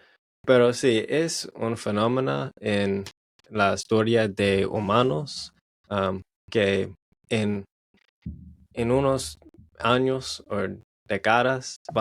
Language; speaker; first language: Spanish; non-native, learner; English